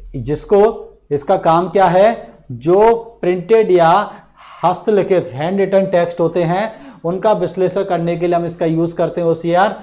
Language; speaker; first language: Hindi; native; Hindi